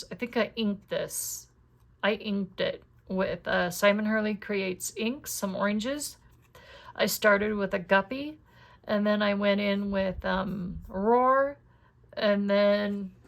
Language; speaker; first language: English; native; English